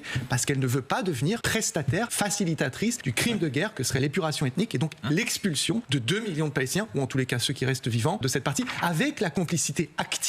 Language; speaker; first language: French; native; French